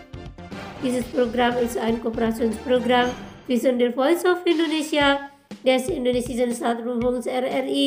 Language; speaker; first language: German; non-native, fluent; Indonesian